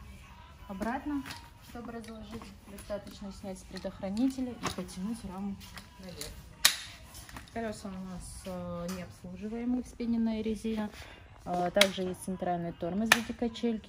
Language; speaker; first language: Russian; native; Russian